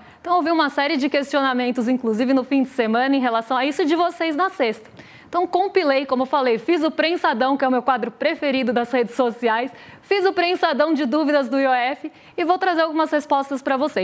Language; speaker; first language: Portuguese; native; Portuguese